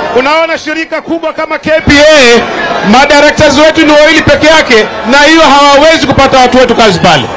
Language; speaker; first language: Swahili; native; Swahili